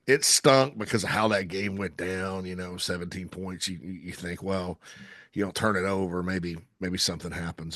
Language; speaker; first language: English; native; English